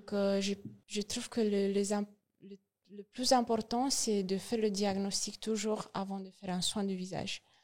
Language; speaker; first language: French; non-native, learner; Romanian